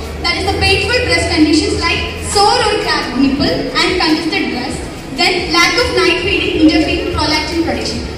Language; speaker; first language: English; non-native, local second language; Malayalam